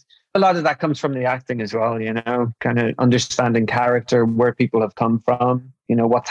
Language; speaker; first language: English; native; English